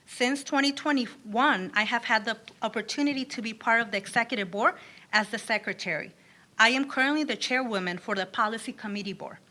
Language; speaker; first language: English; early bilingual, other home language; Spanish